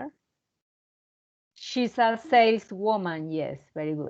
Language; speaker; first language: English; non-native, learner; Spanish